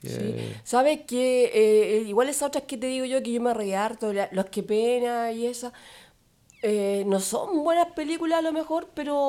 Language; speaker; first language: Spanish; native; Spanish